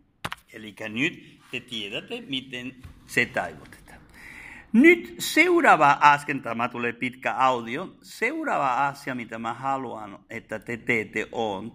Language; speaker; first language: Finnish; non-native, fluent; Spanish